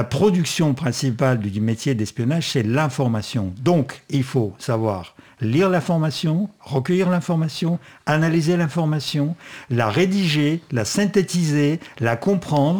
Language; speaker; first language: French; non-native, fluent; Russian